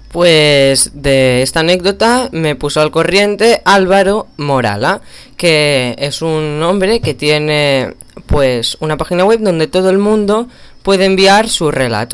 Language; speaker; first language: Spanish; native; Spanish